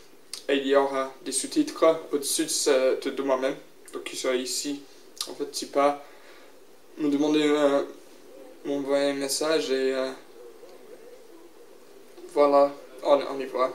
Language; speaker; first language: French; non-native, learner; English